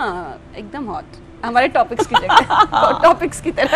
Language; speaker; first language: Hindi; native; Hindi